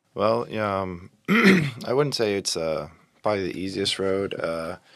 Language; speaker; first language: English; native; English